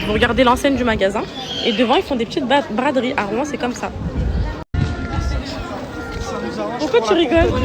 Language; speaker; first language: French; native; French